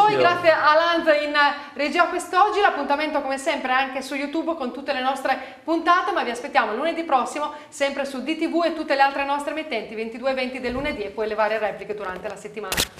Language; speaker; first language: Italian; native; Italian